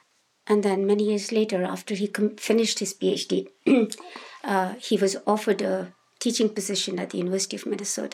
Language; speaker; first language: English; non-native, local second language; Hindi